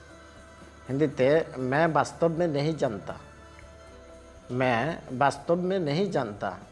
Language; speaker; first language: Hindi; non-native, local second language; Bangla